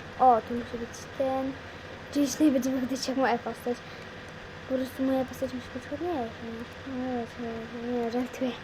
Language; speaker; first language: Polish; native; Polish